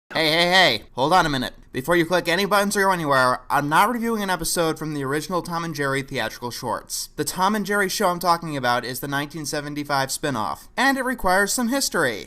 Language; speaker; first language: English; native; English